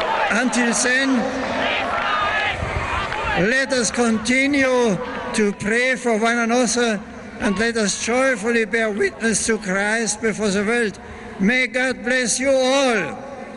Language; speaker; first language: English; non-native, fluent; German